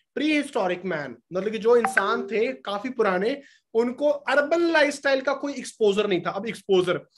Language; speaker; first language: Hindi; non-native, local second language; Punjabi